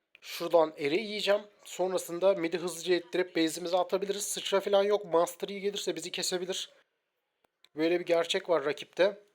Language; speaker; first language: Turkish; native; Turkish